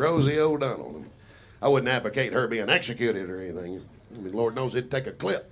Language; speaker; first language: English; native; English